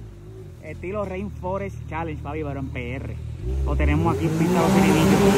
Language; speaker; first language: Spanish; native; Spanish